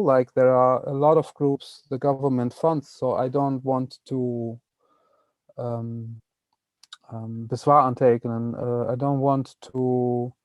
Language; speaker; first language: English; non-native, fluent; Dutch